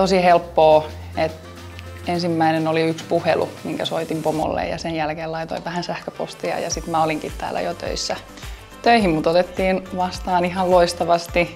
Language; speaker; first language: Finnish; native; Finnish